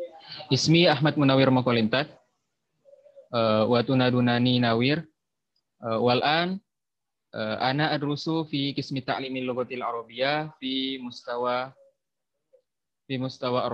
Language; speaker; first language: Arabic; non-native, learner; Indonesian